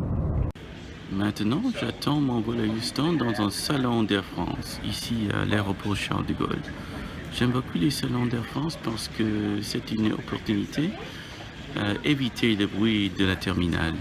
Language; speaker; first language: French; non-native, learner; English